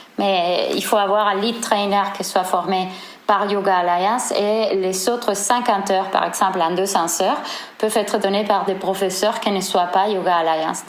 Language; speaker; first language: French; non-native, fluent; Spanish